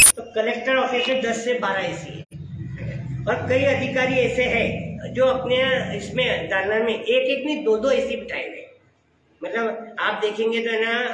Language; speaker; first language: Hindi; native; Hindi